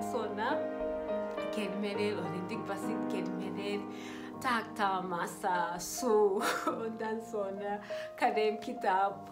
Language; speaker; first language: Turkish; non-native, fluent; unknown